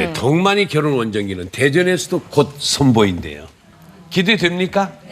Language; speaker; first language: Korean; native; Korean